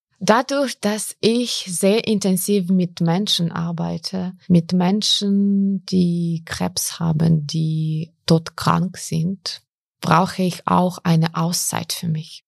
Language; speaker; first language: German; non-native, fluent; Ukrainian